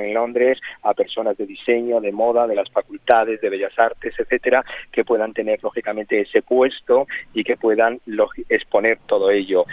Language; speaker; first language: Spanish; native; Spanish